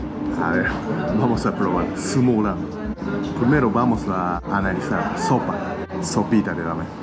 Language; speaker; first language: Spanish; non-native, learner; Japanese